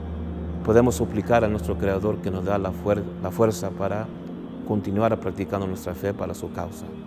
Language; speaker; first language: Spanish; early bilingual, heritage; English